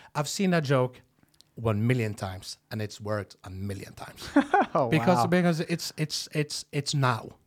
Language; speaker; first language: English; non-native, fluent; Norwegian